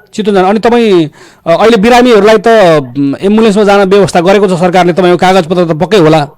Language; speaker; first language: Nepali; native; Nepali